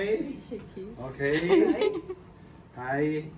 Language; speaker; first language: English; non-native, learner; Japanese